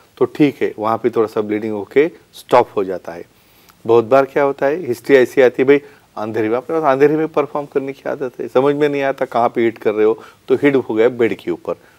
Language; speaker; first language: Hindi; non-native, local second language; Marathi